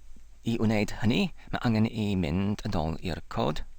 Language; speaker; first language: Welsh; non-native, learner; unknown